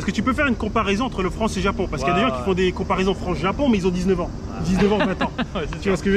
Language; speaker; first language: French; native; French